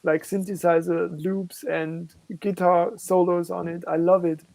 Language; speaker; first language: English; non-native, fluent; German